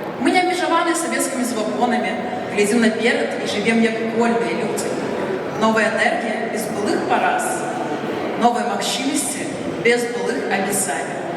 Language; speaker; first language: Belarusian; non-native, local second language; Russian